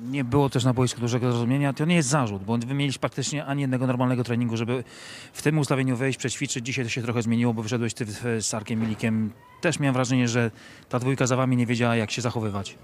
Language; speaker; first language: Polish; native; Polish